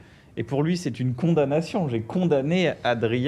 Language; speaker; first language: French; native; French